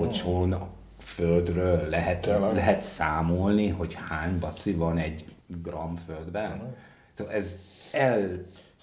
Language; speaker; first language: Hungarian; non-native, fluent; English